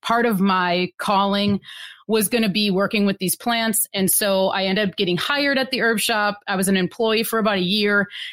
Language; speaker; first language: English; native; English